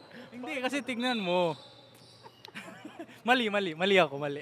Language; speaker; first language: Filipino; native; Filipino